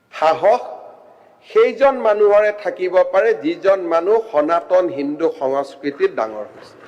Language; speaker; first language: Assamese; native; Assamese